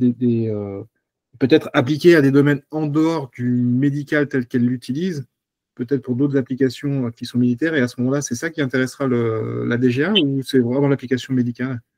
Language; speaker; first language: French; native; French